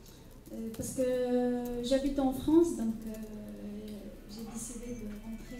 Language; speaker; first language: French; non-native, local second language; Arabic